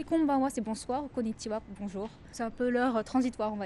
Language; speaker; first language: French; native; French